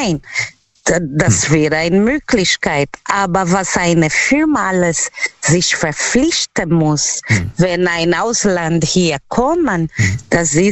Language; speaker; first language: German; non-native, learner; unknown